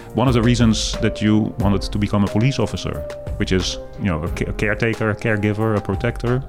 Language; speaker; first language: English; non-native, fluent; Dutch